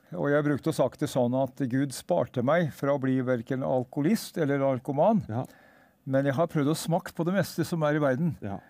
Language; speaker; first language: Norwegian; native; Norwegian